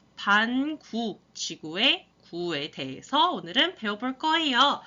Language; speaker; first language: Korean; early bilingual, heritage; Korean